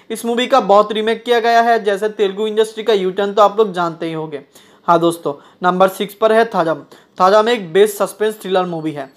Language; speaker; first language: Hindi; non-native, local second language; Bangla